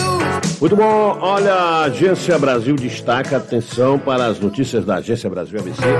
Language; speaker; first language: Portuguese; native; Portuguese